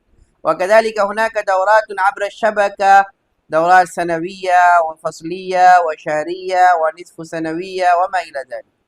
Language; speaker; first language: Arabic; non-native, fluent; Urdu